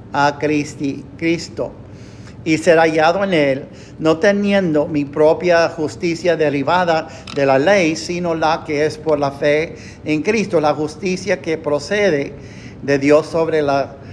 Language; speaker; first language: Spanish; non-native, fluent; English